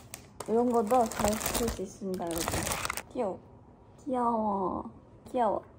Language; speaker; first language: Korean; non-native, fluent; Japanese